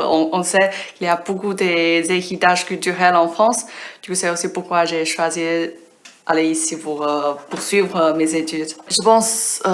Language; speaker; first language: French; non-native, fluent; Chinese